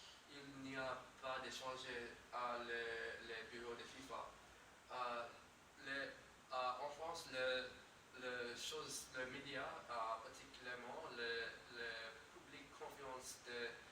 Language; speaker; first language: French; non-native, learner; English